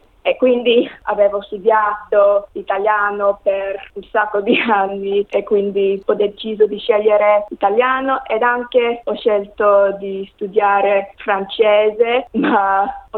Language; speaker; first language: Italian; non-native, learner; English